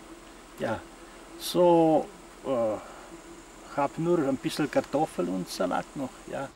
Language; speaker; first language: German; non-native, learner; Slovenian